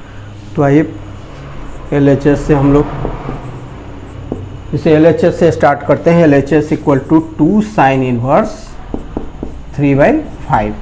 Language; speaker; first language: Hindi; native; Hindi